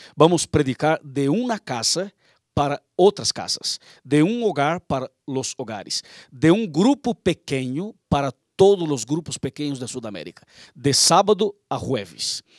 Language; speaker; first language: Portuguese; non-native, learner; Spanish